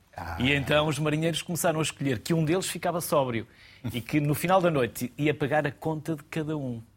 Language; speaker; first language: Portuguese; native; Portuguese